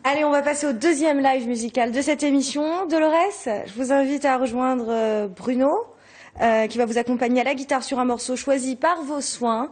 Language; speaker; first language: French; native; French